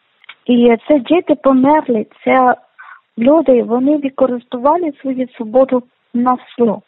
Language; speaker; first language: Ukrainian; non-native, learner; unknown